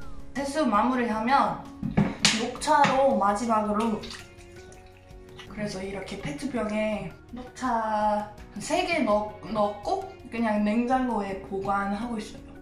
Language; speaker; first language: Korean; non-native, fluent; English